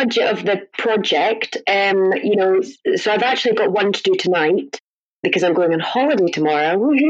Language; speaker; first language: English; native; English